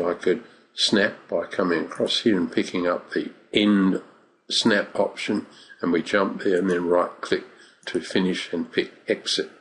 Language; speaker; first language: English; native; English